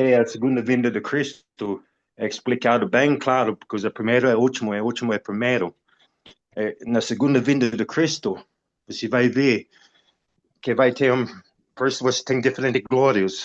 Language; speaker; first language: Portuguese; non-native, fluent; English